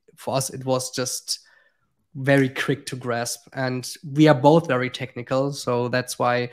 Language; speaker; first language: English; non-native, fluent; German